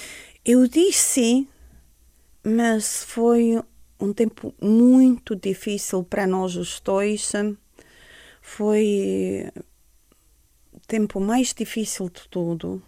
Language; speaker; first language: Portuguese; non-native, fluent; Estonian